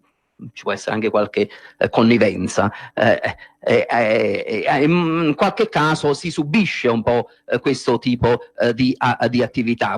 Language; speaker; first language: Italian; native; Italian